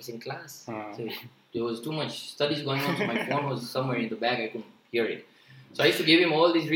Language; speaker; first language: English; non-native, local second language; Gujarati